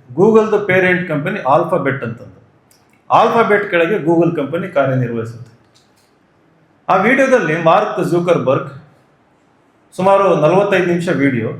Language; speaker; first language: Kannada; native; Kannada